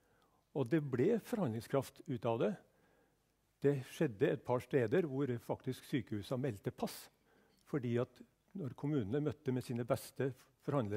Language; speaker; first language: Norwegian; native; Norwegian